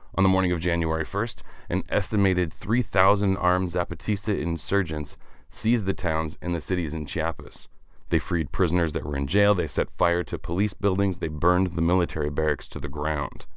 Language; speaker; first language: English; native; English